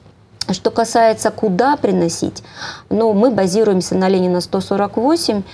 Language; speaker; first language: Russian; native; Russian